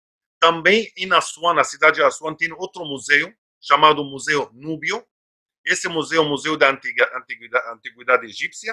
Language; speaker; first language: Portuguese; non-native, fluent; Arabic